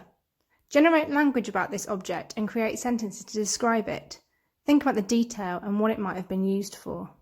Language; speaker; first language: English; native; English